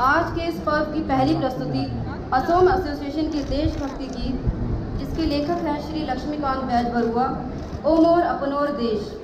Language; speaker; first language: Hindi; native; Hindi